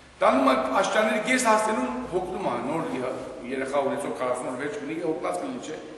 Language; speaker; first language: Armenian; early bilingual, heritage; Armenian